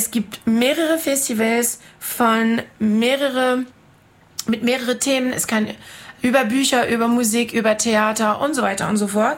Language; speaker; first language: German; non-native, fluent; French